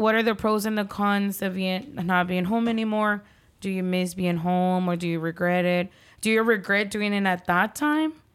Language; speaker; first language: English; early bilingual, other home language; Spanish